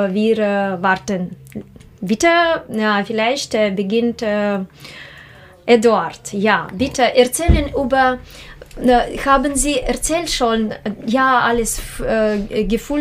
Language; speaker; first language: German; non-native, learner; Russian